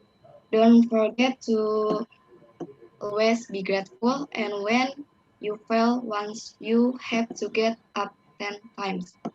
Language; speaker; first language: English; non-native, learner; Indonesian